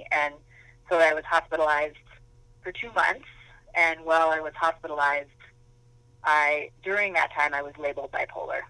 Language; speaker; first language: English; native; English